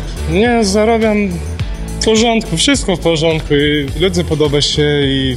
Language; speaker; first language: Polish; non-native, learner; Ukrainian